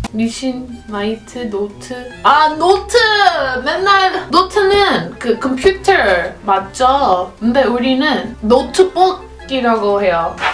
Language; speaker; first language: Korean; non-native, fluent; English